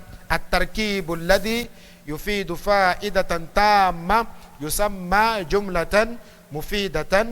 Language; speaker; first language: Arabic; non-native, fluent; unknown